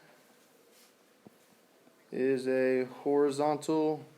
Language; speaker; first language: English; native; English